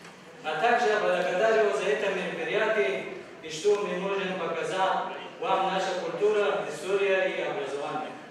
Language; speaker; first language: Russian; non-native, learner; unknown